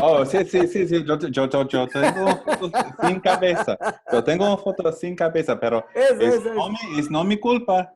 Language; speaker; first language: Spanish; non-native, learner; English